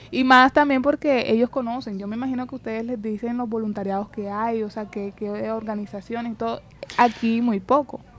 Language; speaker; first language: Spanish; native; Spanish